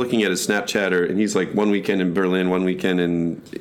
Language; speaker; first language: English; native; English